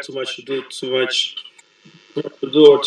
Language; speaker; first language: English; non-native, learner; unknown